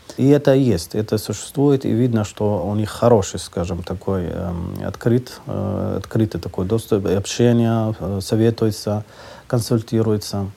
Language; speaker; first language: Russian; non-native, fluent; Persian